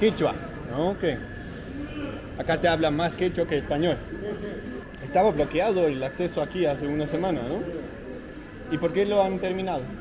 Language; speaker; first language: Spanish; non-native, learner; Danish